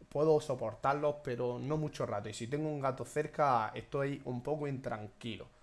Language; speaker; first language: Spanish; native; Spanish